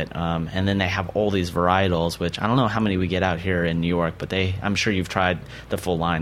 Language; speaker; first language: English; native; English